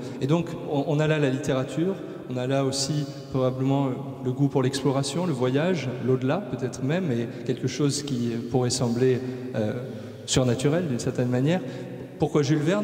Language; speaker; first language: French; native; French